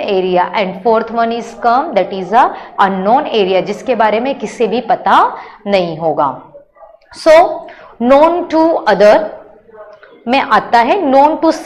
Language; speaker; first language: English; non-native, local second language; Hindi